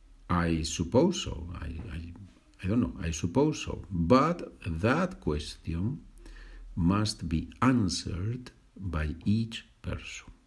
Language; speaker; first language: English; non-native, fluent; Spanish